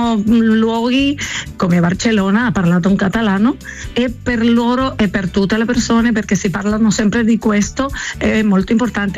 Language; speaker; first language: Italian; non-native, fluent; Spanish